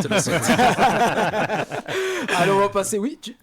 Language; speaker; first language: French; native; French